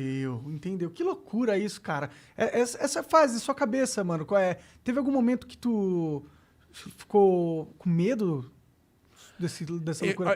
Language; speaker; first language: Portuguese; native; Portuguese